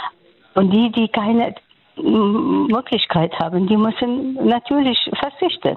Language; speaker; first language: German; non-native, learner; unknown